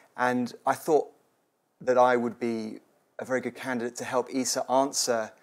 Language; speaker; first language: English; native; English